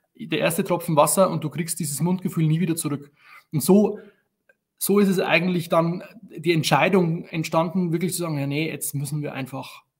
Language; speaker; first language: German; native; German